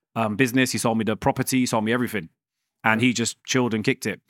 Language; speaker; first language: English; native; English